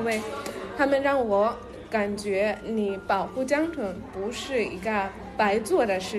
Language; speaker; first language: Chinese; non-native, learner; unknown